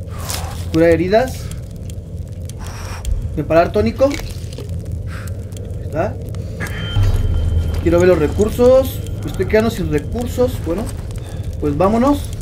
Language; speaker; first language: Spanish; native; Spanish